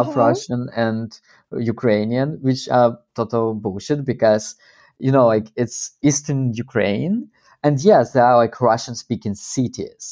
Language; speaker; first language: English; non-native, fluent; Russian